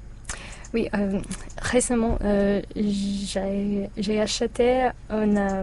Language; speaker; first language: French; non-native, learner; English